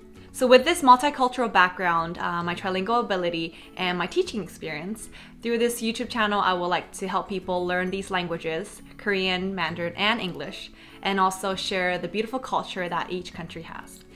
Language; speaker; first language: English; non-native, fluent; Korean